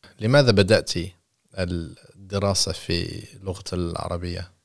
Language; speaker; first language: Arabic; non-native, learner; English